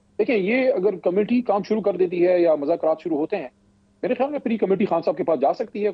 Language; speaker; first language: Urdu; non-native, local second language; Pashto